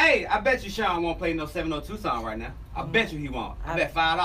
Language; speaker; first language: English; native; English